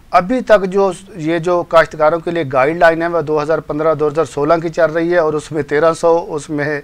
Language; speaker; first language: Urdu; non-native, local second language; Punjabi